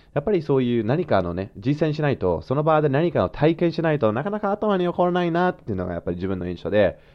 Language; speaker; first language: Japanese; non-native, fluent; English